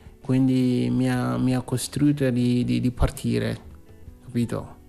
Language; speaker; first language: Italian; non-native, learner; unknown